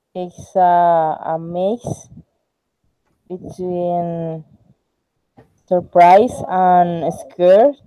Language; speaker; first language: English; non-native, learner; Spanish